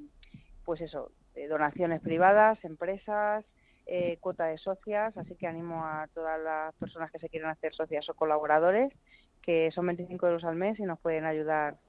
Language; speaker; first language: Spanish; native; Spanish